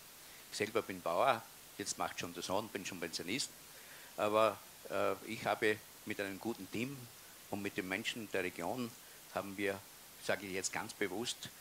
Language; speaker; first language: German; native; German